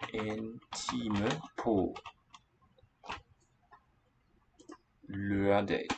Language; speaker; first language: Danish; non-native, learner; English